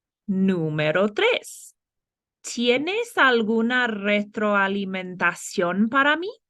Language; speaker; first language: Spanish; non-native, fluent; English